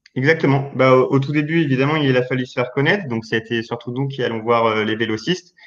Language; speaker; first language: French; native; French